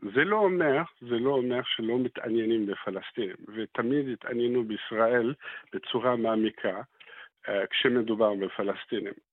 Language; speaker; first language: Hebrew; non-native, fluent; Arabic